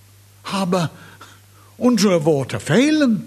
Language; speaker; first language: German; non-native, fluent; English